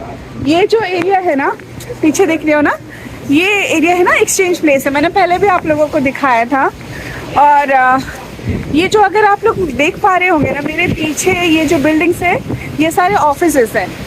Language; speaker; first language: Hindi; non-native, local second language; Odia